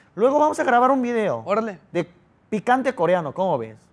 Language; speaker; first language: Spanish; early bilingual, other home language; Korean